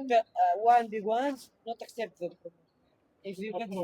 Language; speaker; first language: English; non-native, learner; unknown